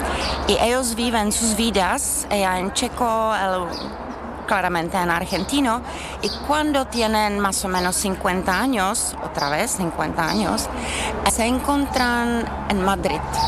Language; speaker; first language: Spanish; non-native, learner; Czech